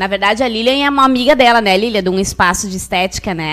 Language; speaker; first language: Portuguese; native; Portuguese